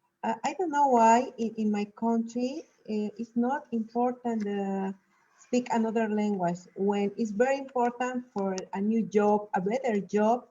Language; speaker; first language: English; non-native, learner; Spanish